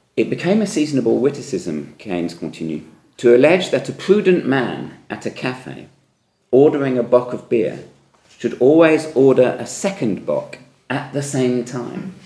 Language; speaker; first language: English; native; English